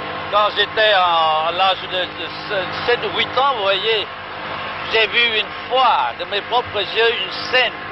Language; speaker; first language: French; non-native, local second language; Vietnamese